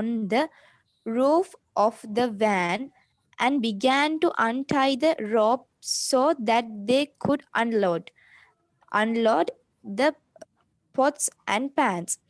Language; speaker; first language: English; non-native, learner; Sinhala